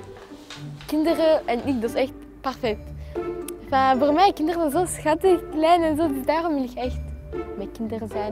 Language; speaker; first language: Dutch; non-native, local second language; French